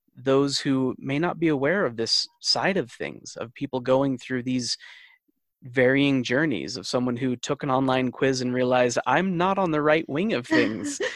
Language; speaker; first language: English; native; English